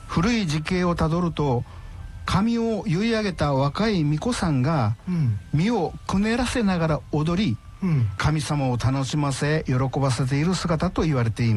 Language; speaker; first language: Japanese; native; Japanese